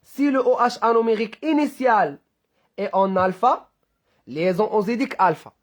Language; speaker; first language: French; non-native, local second language; Arabic